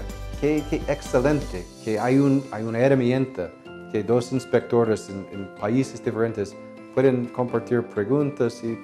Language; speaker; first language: Spanish; non-native, fluent; English